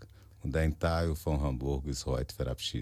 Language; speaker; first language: German; non-native, fluent; Portuguese